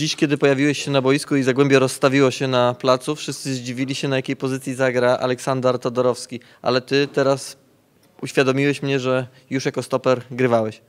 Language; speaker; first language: Polish; native; Polish